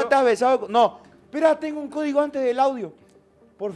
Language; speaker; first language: Spanish; native; Spanish